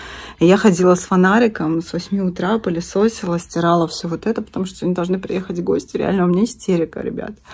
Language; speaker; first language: Russian; native; Russian